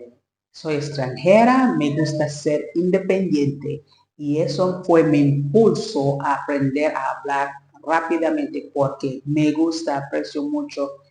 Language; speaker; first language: Spanish; non-native, learner; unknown